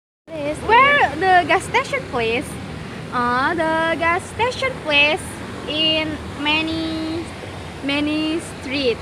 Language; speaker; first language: English; non-native, learner; Indonesian